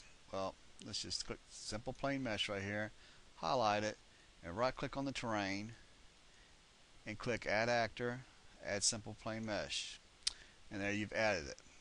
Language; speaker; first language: English; native; English